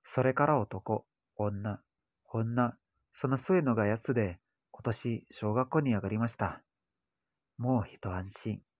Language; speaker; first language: Japanese; non-native, learner; Indonesian